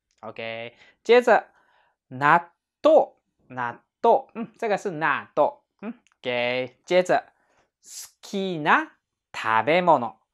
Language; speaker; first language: Chinese; non-native, fluent; Japanese